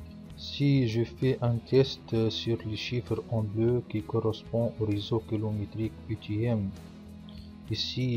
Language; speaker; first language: French; non-native, local second language; Arabic